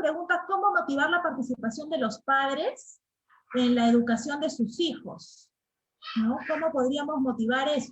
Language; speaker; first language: Spanish; native; Spanish